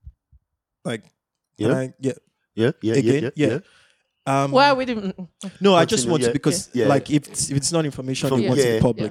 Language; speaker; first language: English; non-native, local second language; Yoruba